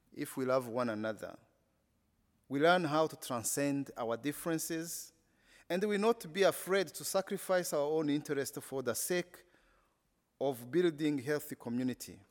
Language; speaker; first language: English; non-native, local second language; Kinyarwanda